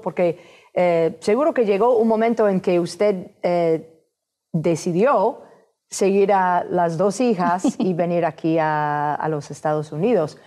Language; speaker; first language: Spanish; non-native, fluent; English